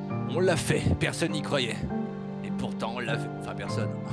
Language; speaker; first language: French; native; French